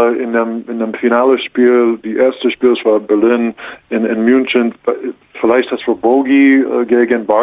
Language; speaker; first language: German; non-native, learner; English